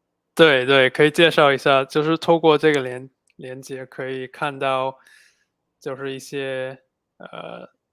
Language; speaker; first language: Chinese; non-native, fluent; English